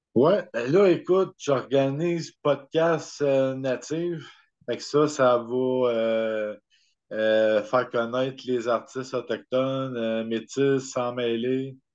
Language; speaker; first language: French; native; French